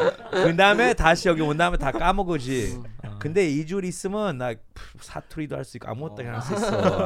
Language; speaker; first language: Korean; early bilingual, heritage; Korean